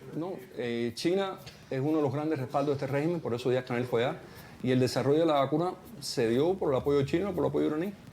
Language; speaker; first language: Spanish; early bilingual, heritage; Spanish